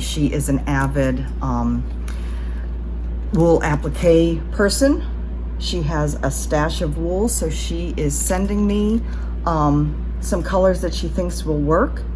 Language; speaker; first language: English; native; English